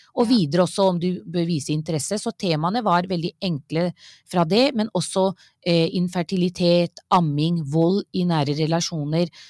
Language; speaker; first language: Norwegian; early bilingual, other home language; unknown